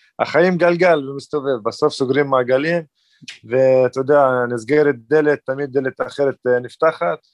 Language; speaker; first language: Hebrew; non-native, local second language; Arabic